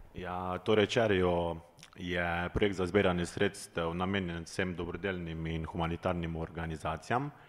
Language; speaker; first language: Slovenian; native; Slovenian